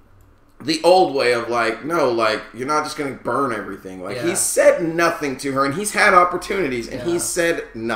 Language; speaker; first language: English; native; English